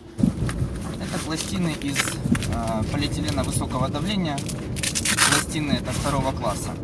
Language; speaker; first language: Russian; native; Russian